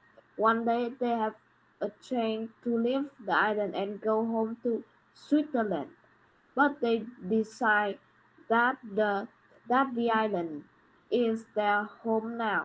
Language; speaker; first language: English; non-native, learner; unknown